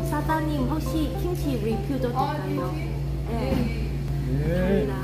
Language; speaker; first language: Korean; non-native, learner; Cantonese